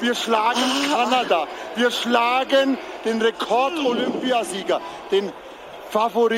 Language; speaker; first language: German; native; German